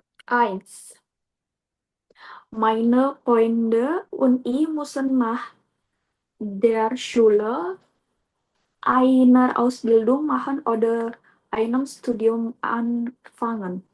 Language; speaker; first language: German; non-native, learner; Indonesian